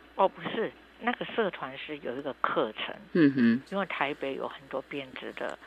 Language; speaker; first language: Chinese; non-native, local second language; Hakka Chinese